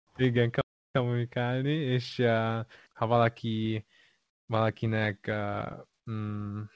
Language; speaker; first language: Hungarian; non-native, fluent; Chinese